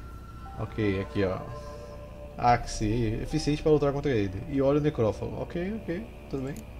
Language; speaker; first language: Portuguese; native; Portuguese